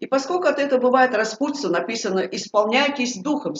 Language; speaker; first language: Russian; native; Russian